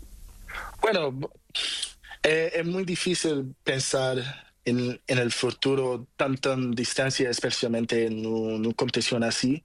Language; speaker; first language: Spanish; non-native, learner; Portuguese